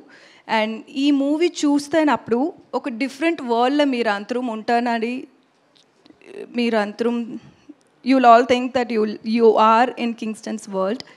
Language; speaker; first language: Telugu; non-native, learner; Tamil